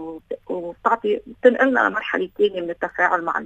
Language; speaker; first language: Arabic; native; Arabic